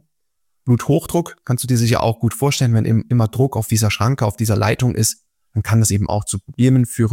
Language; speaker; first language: German; native; German